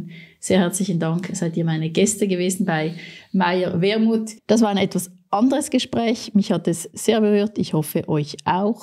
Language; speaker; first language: German; native; German